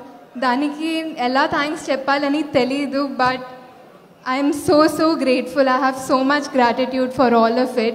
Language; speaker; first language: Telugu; non-native, fluent; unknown